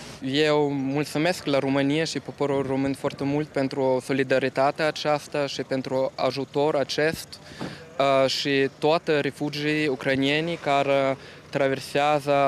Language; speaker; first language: Romanian; non-native, learner; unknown